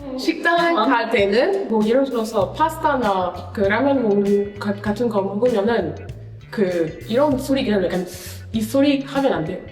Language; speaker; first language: Korean; non-native, fluent; French